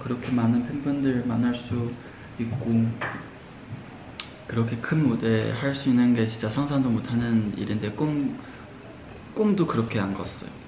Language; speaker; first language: Korean; non-native, fluent; Chinese